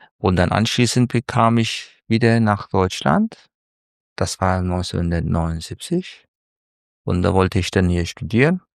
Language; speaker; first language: German; non-native, fluent; Turkish